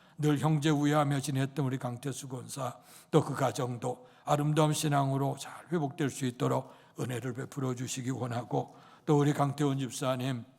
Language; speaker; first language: Korean; native; Korean